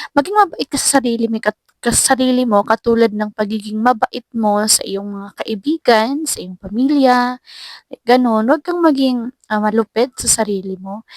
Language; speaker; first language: Filipino; non-native, local second language; Cebuano